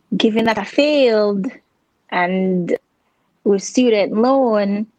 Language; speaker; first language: English; non-native, local second language; Jamaican Creole English